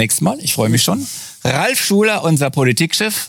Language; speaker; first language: German; native; German